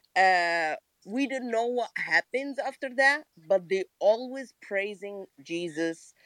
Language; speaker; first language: English; non-native, fluent; Arabic